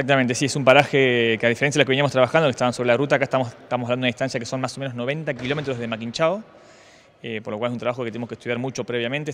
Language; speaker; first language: Spanish; native; Spanish